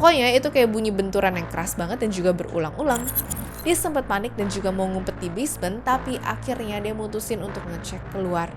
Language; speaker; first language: Indonesian; native; Indonesian